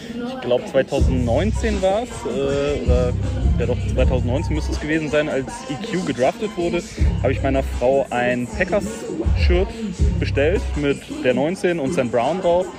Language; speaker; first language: German; native; German